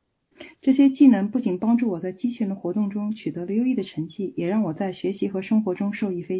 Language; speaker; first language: Chinese; native; Chinese